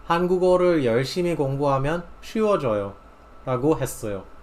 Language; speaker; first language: Korean; non-native, fluent; English